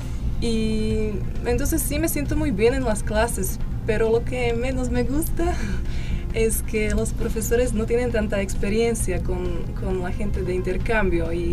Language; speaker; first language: Spanish; non-native, fluent; Slovak